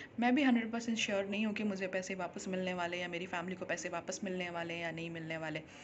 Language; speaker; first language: Hindi; native; Hindi